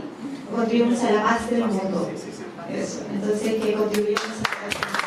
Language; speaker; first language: Spanish; native; Spanish